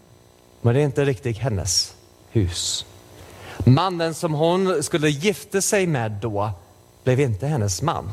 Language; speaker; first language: Swedish; non-native, fluent; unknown